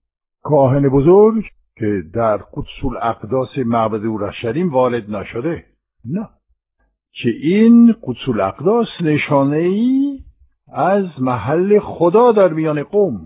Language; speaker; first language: Persian; non-native, fluent; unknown